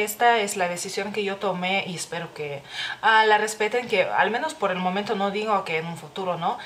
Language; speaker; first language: Spanish; non-native, fluent; Lithuanian